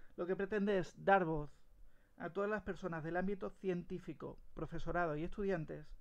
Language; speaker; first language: Spanish; native; Spanish